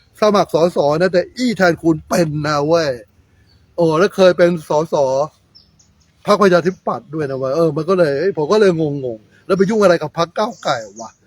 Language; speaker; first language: Thai; native; Thai